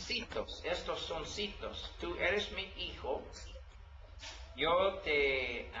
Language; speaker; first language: Spanish; non-native, learner; English